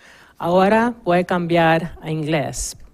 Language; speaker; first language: Spanish; non-native, learner; English